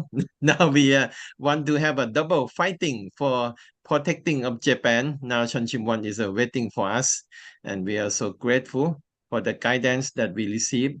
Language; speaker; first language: English; non-native, learner; Thai